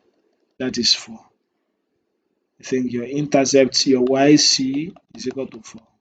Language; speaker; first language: English; non-native, local second language; Yoruba